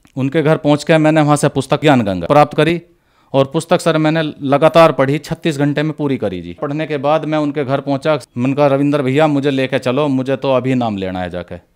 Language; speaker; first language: Hindi; native; Hindi